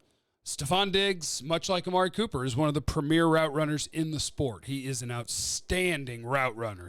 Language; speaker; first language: English; native; English